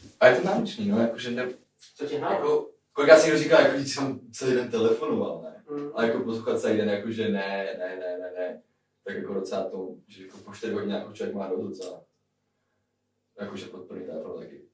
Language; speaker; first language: Czech; native; Czech